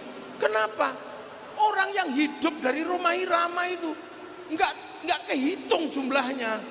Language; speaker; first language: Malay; non-native, local second language; Javanese